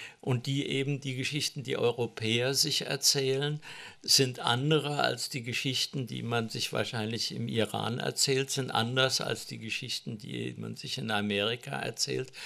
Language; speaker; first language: German; native; German